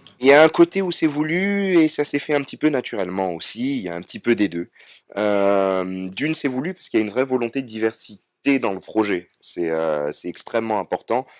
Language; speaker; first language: French; native; French